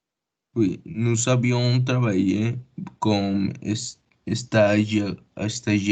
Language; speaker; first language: French; non-native, learner; Spanish